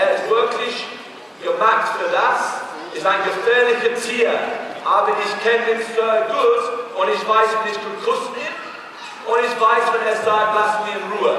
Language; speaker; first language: German; non-native, learner; English